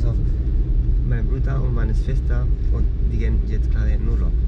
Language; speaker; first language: German; non-native, learner; Spanish